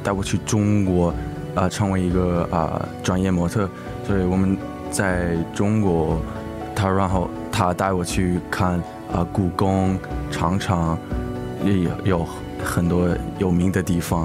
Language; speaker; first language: Chinese; early bilingual, heritage; English